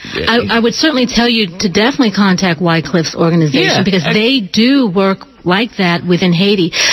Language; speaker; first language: English; native; English